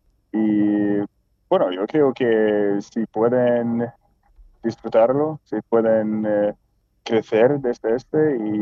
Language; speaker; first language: Spanish; non-native, fluent; Swedish